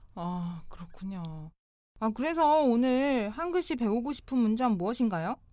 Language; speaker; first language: Korean; non-native, fluent; Chinese